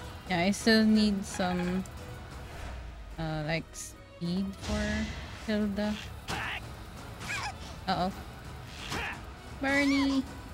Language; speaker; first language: English; non-native, local second language; Filipino